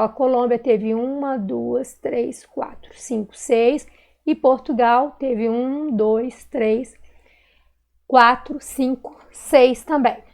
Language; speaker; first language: Portuguese; native; Portuguese